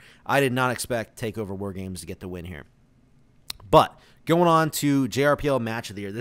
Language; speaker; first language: English; native; English